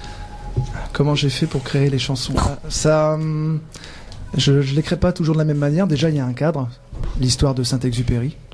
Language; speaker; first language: French; native; French